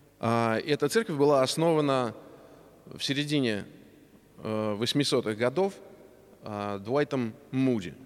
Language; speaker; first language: Russian; native; Russian